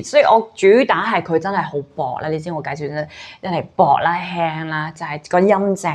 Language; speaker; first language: Cantonese; native; Cantonese